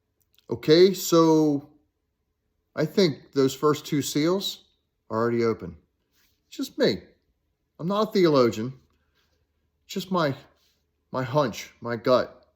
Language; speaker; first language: English; native; English